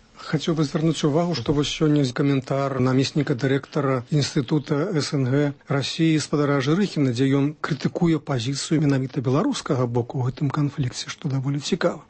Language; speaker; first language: Belarusian; native; Belarusian